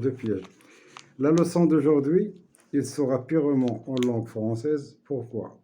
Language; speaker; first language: French; non-native, local second language; Arabic